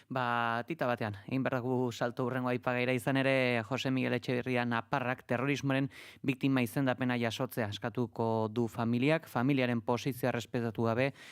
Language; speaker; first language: Basque; native; Basque